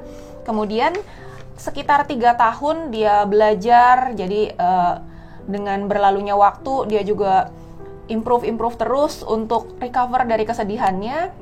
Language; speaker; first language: Indonesian; native; Indonesian